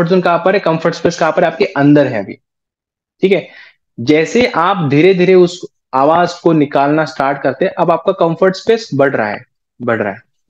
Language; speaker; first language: Hindi; native; Hindi